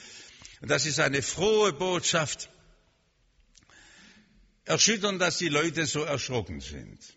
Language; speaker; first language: German; native; German